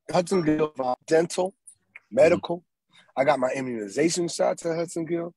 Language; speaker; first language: English; native; English